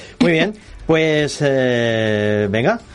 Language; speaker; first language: Spanish; native; Spanish